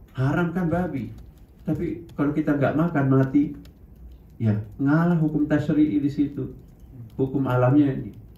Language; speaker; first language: Indonesian; non-native, local second language; Buginese